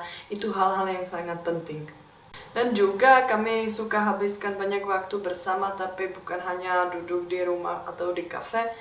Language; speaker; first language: Indonesian; non-native, fluent; Czech